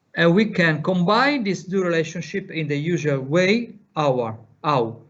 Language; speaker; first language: English; non-native, fluent; Italian